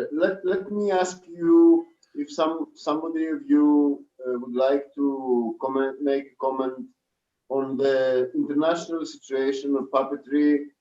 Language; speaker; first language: English; non-native, fluent; Greek